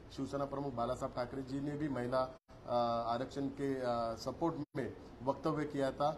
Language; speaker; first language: Hindi; non-native, local second language; Marathi